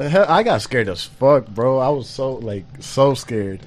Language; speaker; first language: English; early bilingual, other home language; Spanish